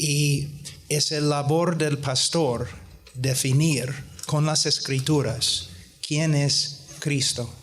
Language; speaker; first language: Spanish; non-native, fluent; English